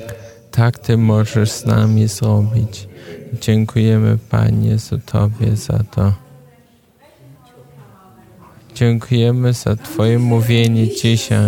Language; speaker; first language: Polish; non-native, fluent; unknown